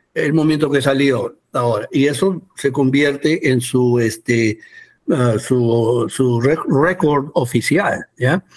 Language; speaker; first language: Spanish; early bilingual, heritage; Spanish